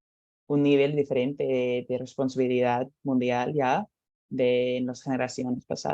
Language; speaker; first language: Spanish; non-native, learner; English